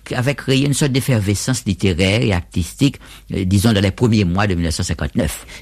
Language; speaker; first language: French; native; French